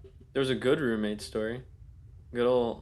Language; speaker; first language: English; native; English